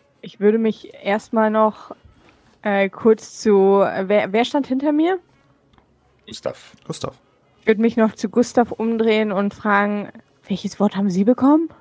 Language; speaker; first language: German; native; German